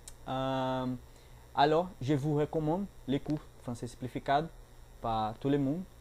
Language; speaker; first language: French; non-native, learner; Portuguese